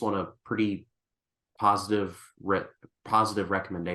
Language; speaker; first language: English; native; English